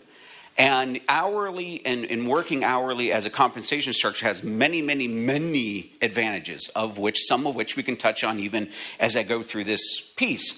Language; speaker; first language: English; native; English